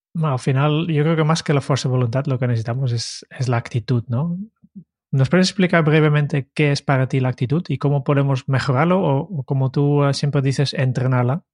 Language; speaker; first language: Spanish; non-native, fluent; Dutch